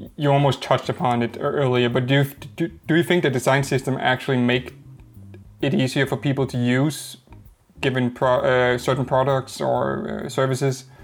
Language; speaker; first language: English; non-native, fluent; Danish